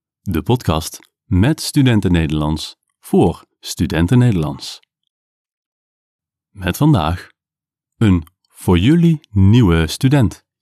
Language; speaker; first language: Dutch; native; Dutch